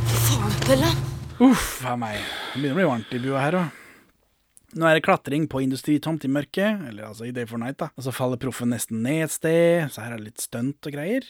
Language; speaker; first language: Norwegian; native; Norwegian